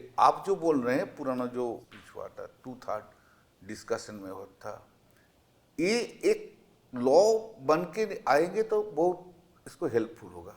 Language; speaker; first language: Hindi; non-native, local second language; Bangla